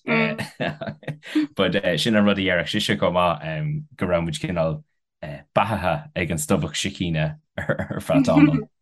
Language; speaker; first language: Irish; non-native, local second language; English